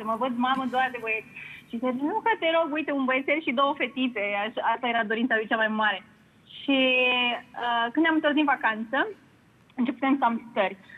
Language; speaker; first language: Romanian; native; Romanian